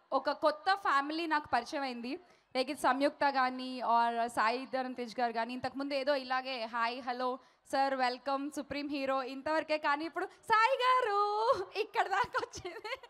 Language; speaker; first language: Telugu; native; Telugu